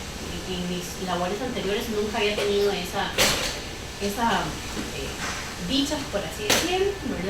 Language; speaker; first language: Spanish; native; Spanish